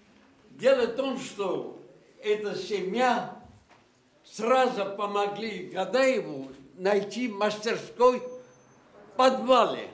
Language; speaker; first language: Russian; non-native, local second language; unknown